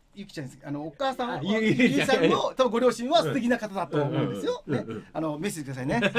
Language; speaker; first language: Japanese; native; Japanese